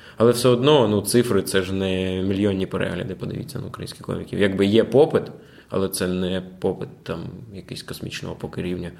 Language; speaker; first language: Ukrainian; non-native, local second language; Russian